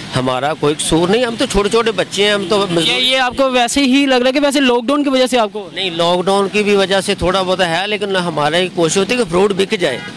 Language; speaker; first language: Urdu; non-native, local second language; Punjabi